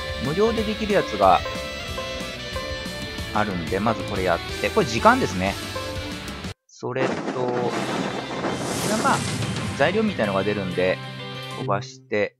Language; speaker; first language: Japanese; native; Japanese